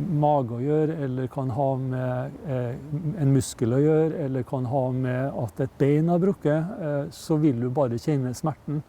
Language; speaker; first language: Norwegian; native; Norwegian